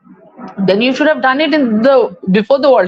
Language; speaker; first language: English; non-native, local second language; Hindi